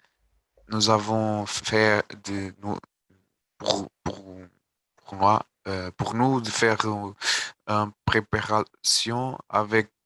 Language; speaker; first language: French; non-native, learner; Portuguese